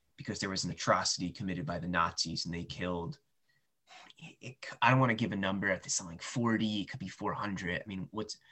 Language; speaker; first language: English; native; English